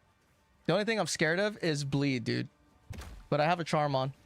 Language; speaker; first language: English; native; English